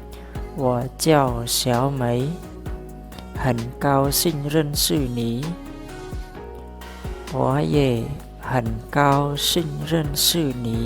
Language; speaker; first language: Chinese; non-native, fluent; Khmer